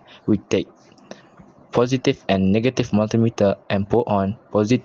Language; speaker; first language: English; non-native, local second language; Malay